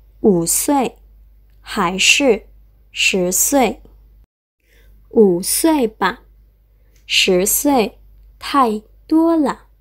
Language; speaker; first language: Chinese; non-native, fluent; Indonesian